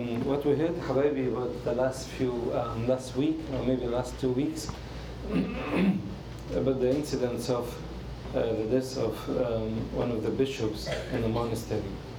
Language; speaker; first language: English; non-native, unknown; Arabic